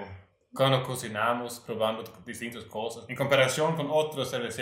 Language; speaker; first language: Spanish; non-native, learner; Swedish